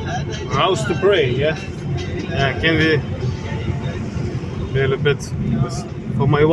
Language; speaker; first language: English; non-native, learner; Lithuanian